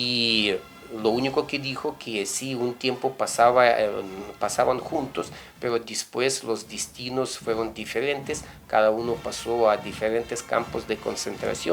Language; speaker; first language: Spanish; non-native, fluent; Russian